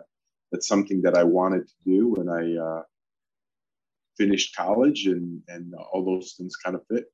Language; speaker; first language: English; early bilingual, other home language; Polish